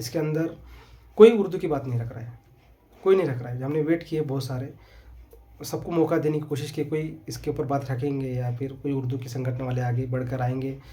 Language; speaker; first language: Hindi; non-native, local second language; Urdu